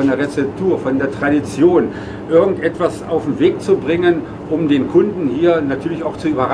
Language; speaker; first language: German; native; German